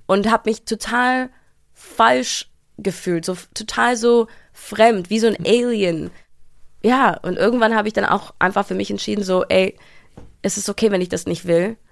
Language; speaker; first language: German; early bilingual, heritage; English